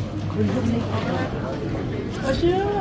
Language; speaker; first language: French; non-native, fluent; Thai